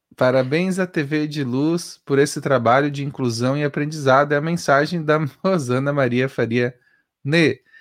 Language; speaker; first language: Portuguese; native; Portuguese